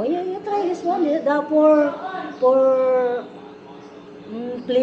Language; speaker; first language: English; non-native, local second language; Cebuano